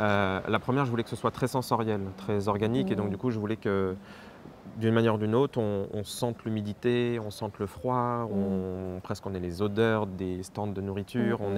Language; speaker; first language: French; native; French